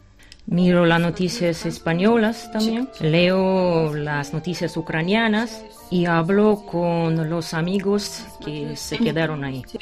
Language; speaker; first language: Spanish; non-native, fluent; Ukrainian